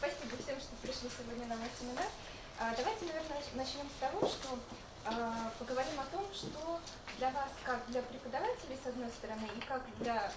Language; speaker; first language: Russian; native; Russian